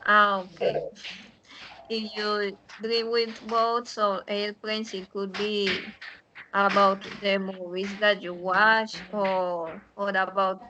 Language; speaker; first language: English; non-native, learner; Spanish